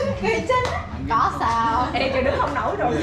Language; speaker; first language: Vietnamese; non-native, learner; Korean